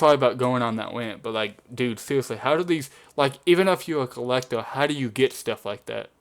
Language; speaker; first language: English; native; English